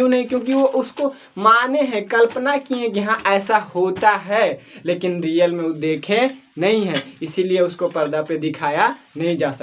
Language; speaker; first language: Hindi; native; Hindi